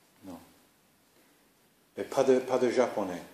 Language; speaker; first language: French; non-native, learner; English